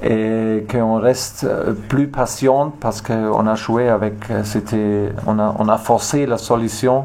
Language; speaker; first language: French; non-native, learner; German